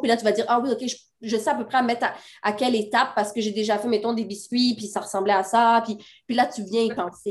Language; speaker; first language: French; native; French